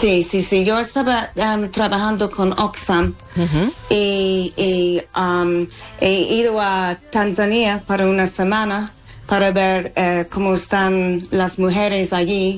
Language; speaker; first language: Spanish; non-native, local second language; English